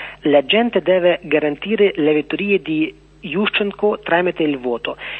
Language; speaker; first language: Italian; non-native, learner; Ukrainian